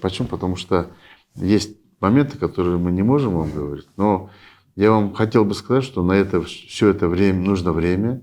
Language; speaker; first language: Russian; non-native, local second language; Kyrgyz